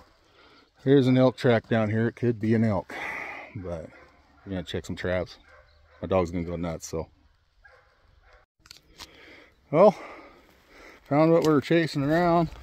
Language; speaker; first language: English; native; English